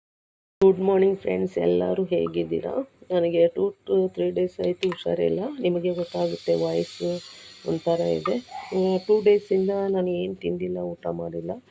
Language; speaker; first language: Kannada; native; Kannada